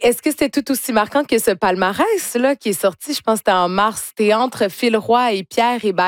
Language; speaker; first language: French; native; French